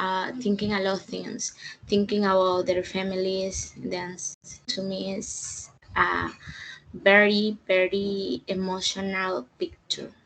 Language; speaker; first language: English; non-native, learner; Spanish